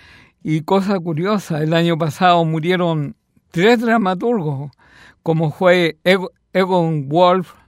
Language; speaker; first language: Spanish; native; Spanish